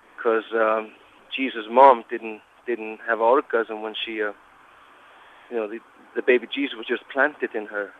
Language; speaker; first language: English; non-native, fluent; Icelandic